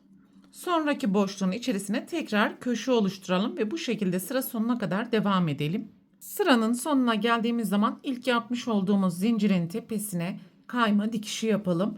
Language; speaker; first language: Turkish; native; Turkish